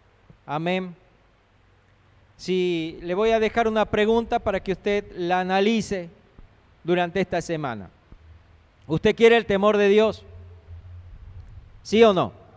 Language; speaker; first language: Spanish; native; Spanish